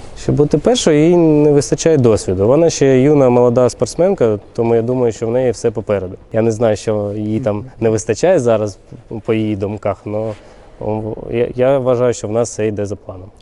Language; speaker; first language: Ukrainian; non-native, local second language; Russian